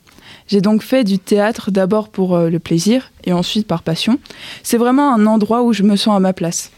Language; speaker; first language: French; native; French